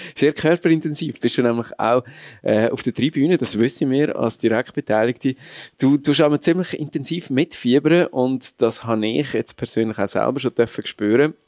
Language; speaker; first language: German; native; German